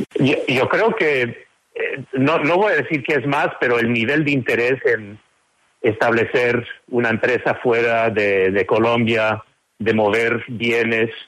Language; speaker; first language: Spanish; non-native, fluent; English